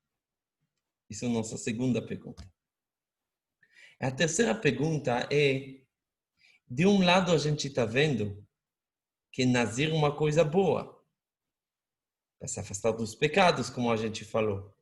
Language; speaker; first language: Portuguese; non-native, fluent; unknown